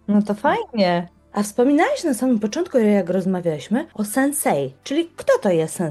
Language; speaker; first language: Polish; native; Polish